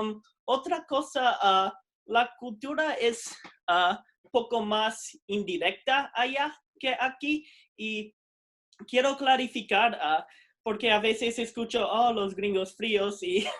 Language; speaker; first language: Spanish; non-native, fluent; English